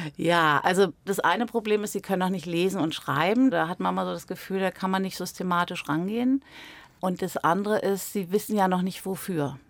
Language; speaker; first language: German; native; German